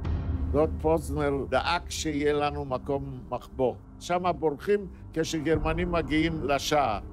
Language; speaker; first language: Hebrew; non-native, fluent; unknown